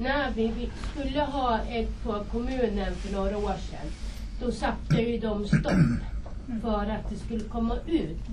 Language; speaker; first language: Swedish; non-native, fluent; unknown